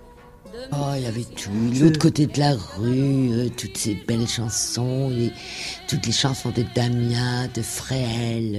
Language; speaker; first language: French; non-native, fluent; Danish